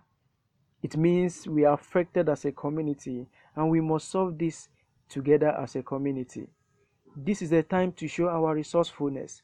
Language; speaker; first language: English; non-native, local second language; Yoruba